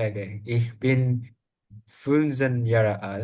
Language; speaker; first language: German; non-native, learner; Indonesian